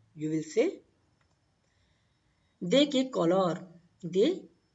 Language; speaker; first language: Spanish; non-native, learner; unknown